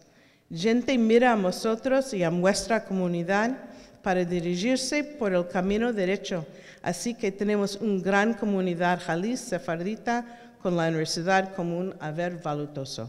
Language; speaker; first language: Spanish; early bilingual, heritage; Ladino